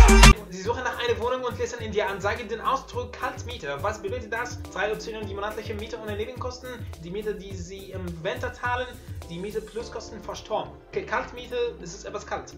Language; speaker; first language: German; non-native, learner; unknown